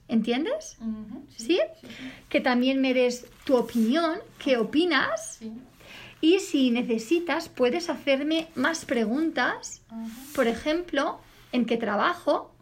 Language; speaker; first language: Spanish; native; Spanish